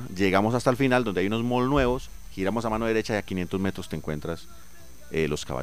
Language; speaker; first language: Spanish; native; Spanish